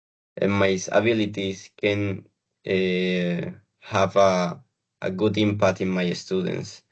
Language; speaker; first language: English; non-native, learner; Spanish